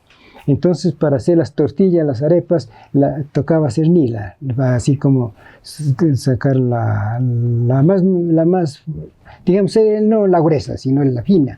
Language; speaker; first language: Spanish; native; Spanish